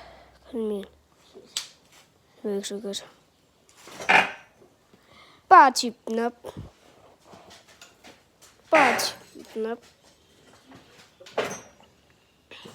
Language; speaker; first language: Danish; native; Danish